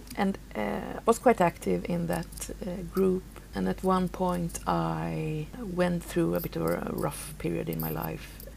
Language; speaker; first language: English; non-native, fluent; Swedish